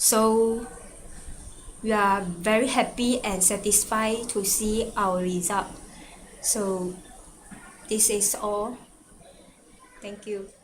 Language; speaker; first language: English; non-native, local second language; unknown